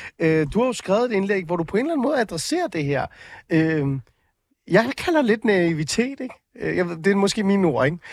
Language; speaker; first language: Danish; native; Danish